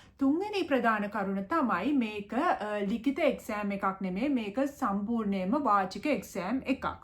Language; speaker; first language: Sinhala; native; Sinhala